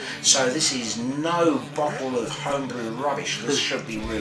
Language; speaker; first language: English; native; English